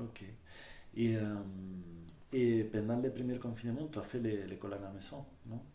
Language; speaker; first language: French; non-native, fluent; Spanish